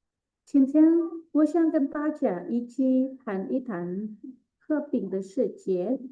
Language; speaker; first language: Chinese; non-native, fluent; Indonesian